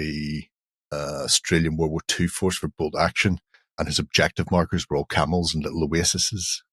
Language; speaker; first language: English; native; English